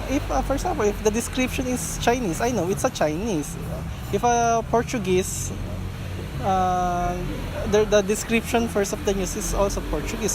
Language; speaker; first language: English; non-native, learner; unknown